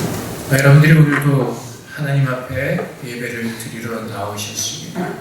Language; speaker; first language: Korean; native; Korean